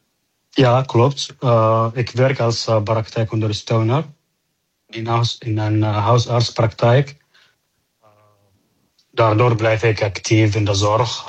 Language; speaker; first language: Dutch; non-native, learner; Arabic